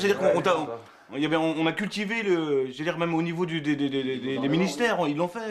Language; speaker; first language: French; early bilingual, other home language; Arabic